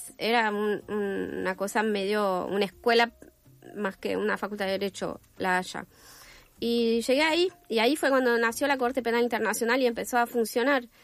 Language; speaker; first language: Spanish; non-native, fluent; French